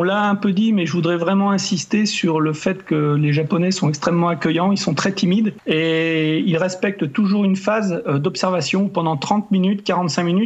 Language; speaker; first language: French; native; French